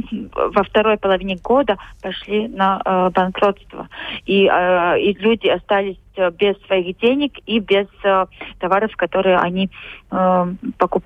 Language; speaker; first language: Russian; non-native, local second language; Latvian